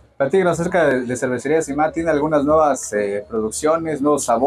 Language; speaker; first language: Spanish; native; Spanish